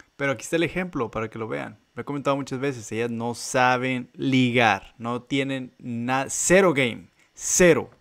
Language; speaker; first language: Spanish; native; Spanish